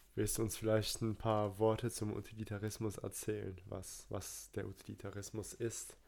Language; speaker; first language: German; early bilingual, other home language; Turkish